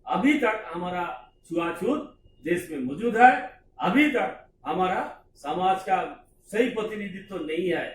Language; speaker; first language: Hindi; non-native, local second language; Bangla